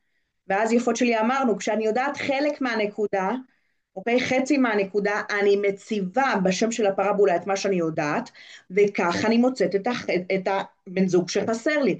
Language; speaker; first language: Hebrew; native; Hebrew